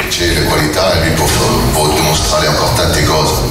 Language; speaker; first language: Italian; non-native, learner; French